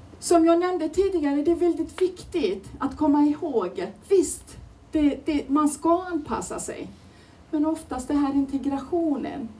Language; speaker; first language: Swedish; non-native, fluent; Turoyo